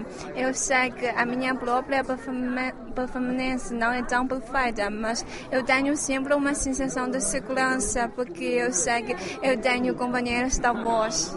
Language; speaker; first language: Portuguese; non-native, fluent; Chinese